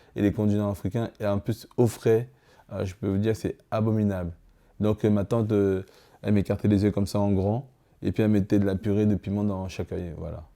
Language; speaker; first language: French; early bilingual, other home language; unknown